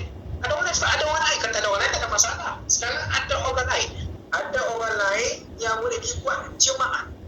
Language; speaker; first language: Malay; native; Malay